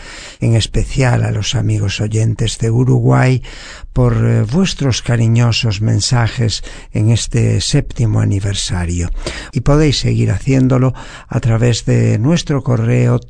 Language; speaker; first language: Spanish; native; Spanish